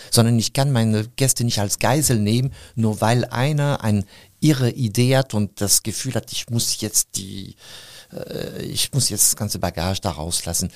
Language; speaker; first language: German; non-native, fluent; French